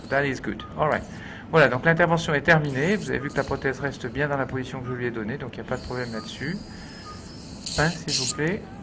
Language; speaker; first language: French; native; French